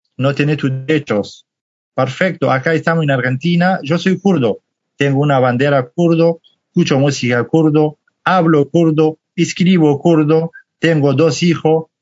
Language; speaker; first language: Spanish; non-native, fluent; Kurdish